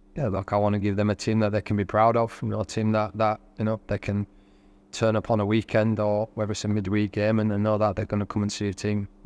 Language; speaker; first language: English; native; English